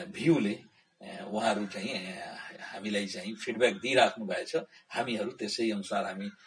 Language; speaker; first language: Nepali; non-native, local second language; Bhojpuri